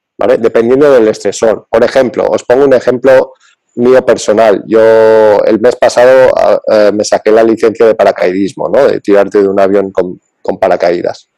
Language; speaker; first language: Spanish; early bilingual, other home language; English